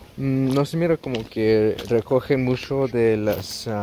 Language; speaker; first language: Spanish; early bilingual, heritage; English